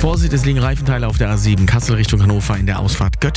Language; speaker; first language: German; native; German